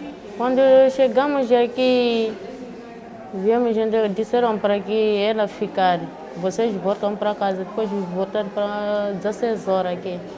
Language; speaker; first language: Portuguese; non-native, local second language; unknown